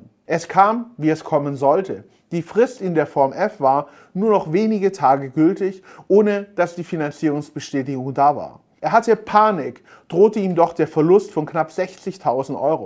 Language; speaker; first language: German; native; German